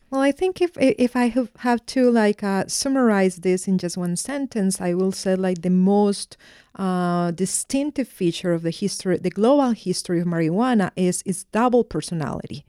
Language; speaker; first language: English; non-native, fluent; Spanish